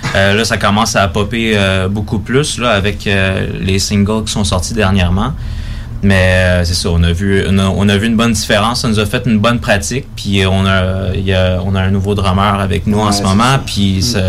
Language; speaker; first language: French; native; French